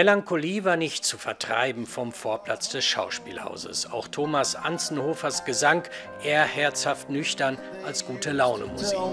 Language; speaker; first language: German; native; German